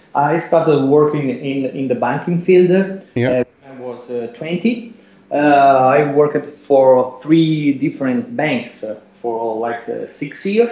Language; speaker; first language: English; non-native, fluent; Italian